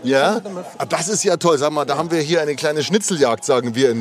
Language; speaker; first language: German; native; German